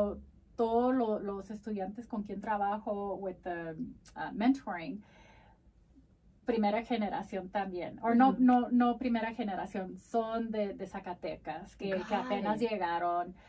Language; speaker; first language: Spanish; early bilingual, heritage; Spanish